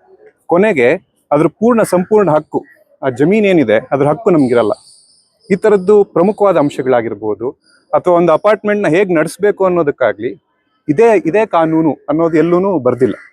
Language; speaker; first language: Kannada; native; Kannada